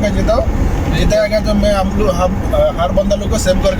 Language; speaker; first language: Hindi; non-native, learner; Bangla